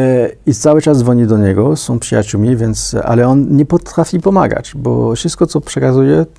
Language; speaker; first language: Polish; non-native, fluent; French